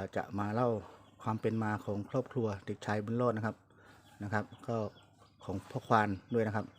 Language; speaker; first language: Thai; native; Thai